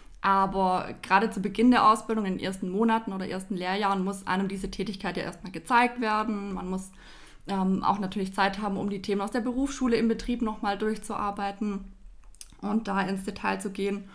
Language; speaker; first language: German; native; German